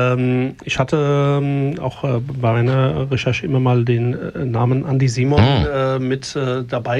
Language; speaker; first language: German; native; German